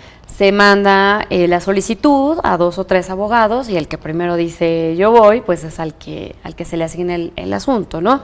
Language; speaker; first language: Spanish; native; Spanish